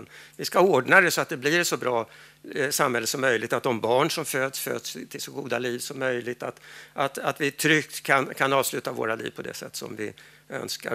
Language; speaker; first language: Swedish; native; Swedish